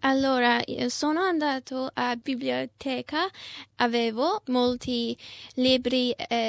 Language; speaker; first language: Italian; non-native, learner; Persian